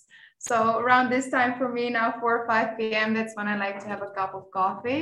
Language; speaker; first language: English; non-native, fluent; Dutch